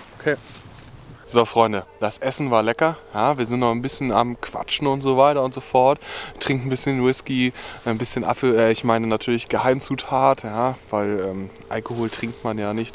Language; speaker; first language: German; native; German